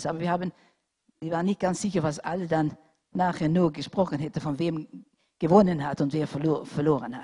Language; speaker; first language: German; non-native, fluent; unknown